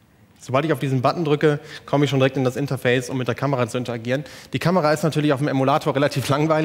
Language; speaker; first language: German; native; German